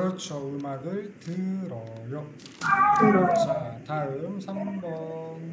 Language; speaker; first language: Korean; native; Korean